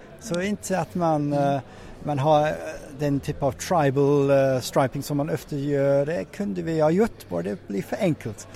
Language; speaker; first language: Swedish; non-native, fluent; English